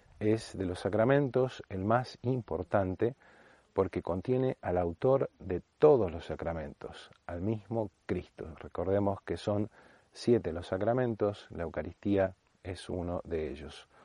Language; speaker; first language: Spanish; native; Spanish